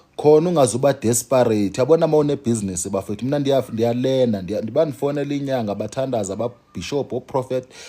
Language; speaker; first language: Zulu; non-native, local second language; Xhosa